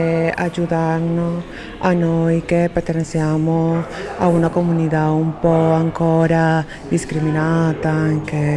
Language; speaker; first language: Italian; non-native, fluent; Spanish